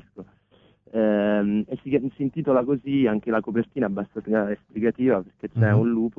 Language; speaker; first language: Italian; native; Italian